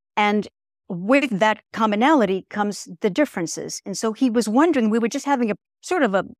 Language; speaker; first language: English; native; English